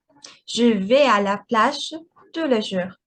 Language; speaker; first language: French; non-native, learner; Spanish